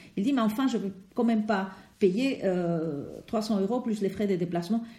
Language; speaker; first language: French; non-native, fluent; Spanish